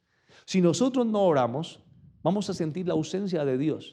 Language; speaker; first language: Spanish; native; Spanish